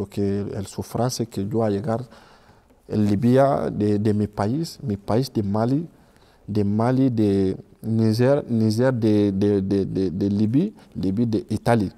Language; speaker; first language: Spanish; non-native, learner; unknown